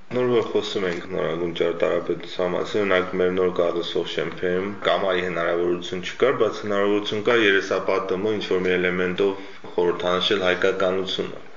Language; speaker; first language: Armenian; native; Armenian